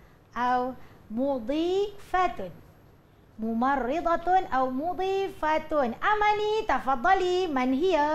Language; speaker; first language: Arabic; non-native, fluent; Malay